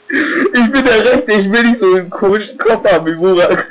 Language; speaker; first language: German; native; German